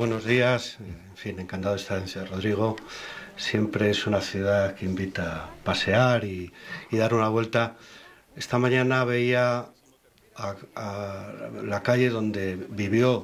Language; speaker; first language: Spanish; native; Spanish